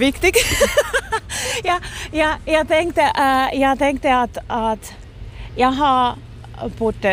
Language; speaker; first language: Swedish; non-native, local second language; Finnish